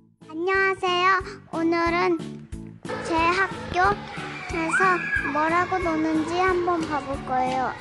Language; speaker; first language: Korean; early bilingual, heritage; Korean